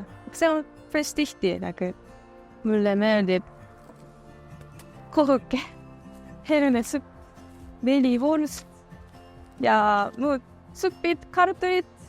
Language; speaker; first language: Estonian; non-native, learner; Japanese